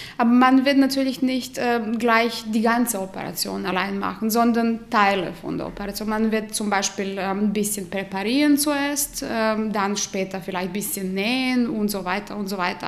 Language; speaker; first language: German; non-native, fluent; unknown